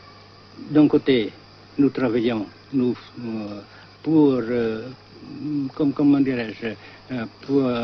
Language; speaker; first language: French; non-native, fluent; Vietnamese